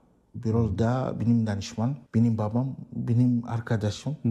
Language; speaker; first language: Turkish; non-native, fluent; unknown